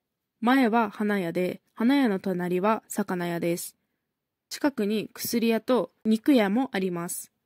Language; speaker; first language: Japanese; non-native, fluent; Kyrgyz